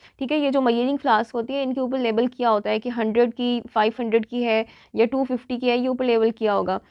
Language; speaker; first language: Urdu; non-native, local second language; Punjabi